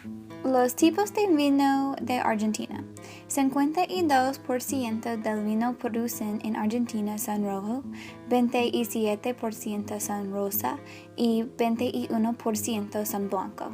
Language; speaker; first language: Spanish; non-native, learner; English